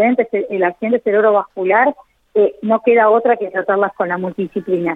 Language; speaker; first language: Spanish; native; Spanish